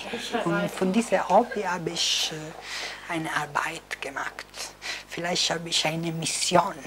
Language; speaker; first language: German; non-native, fluent; Italian